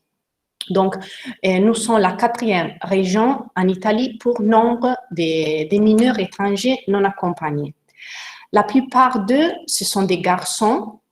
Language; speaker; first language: French; non-native, learner; Italian